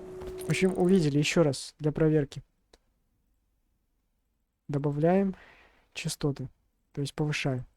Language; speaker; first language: Russian; native; Russian